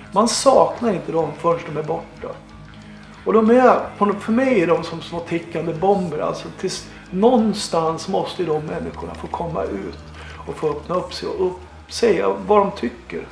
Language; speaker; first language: Swedish; native; Swedish